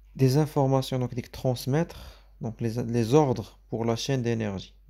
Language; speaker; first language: French; non-native, local second language; Arabic